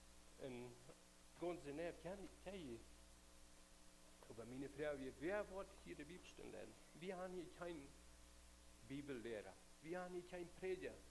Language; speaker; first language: German; non-native, learner; Plautdietsch